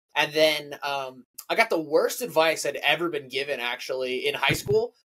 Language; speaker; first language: English; native; English